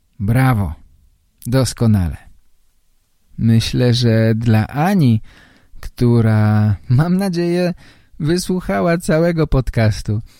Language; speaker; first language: Polish; native; Polish